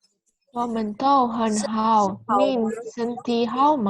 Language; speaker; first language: Chinese; non-native, learner; Indonesian